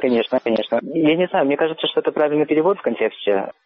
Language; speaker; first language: Russian; native; Russian